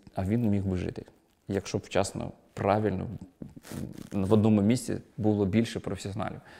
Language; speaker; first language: Ukrainian; non-native, local second language; Russian